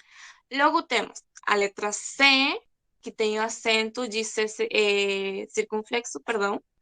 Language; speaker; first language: Portuguese; non-native, fluent; Spanish